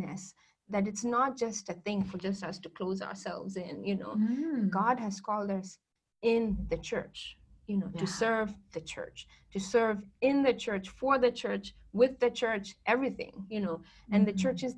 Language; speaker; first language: English; non-native, local second language; Kikuyu